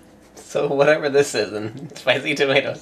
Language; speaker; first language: English; native; English